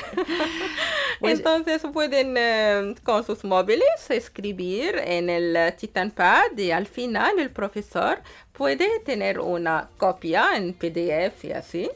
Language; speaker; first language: Spanish; non-native, fluent; Arabic